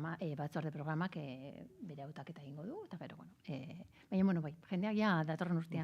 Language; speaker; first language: Basque; native; Basque